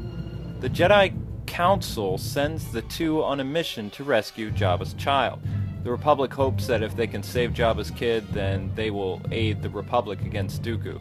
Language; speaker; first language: English; native; English